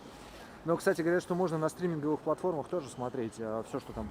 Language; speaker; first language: Russian; native; Russian